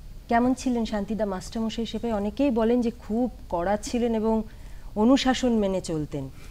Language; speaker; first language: Bangla; native; Bangla